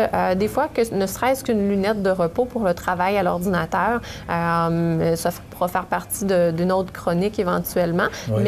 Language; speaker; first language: French; native; French